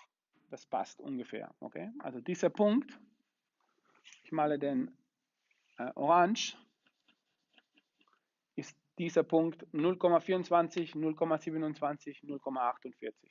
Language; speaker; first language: German; non-native, fluent; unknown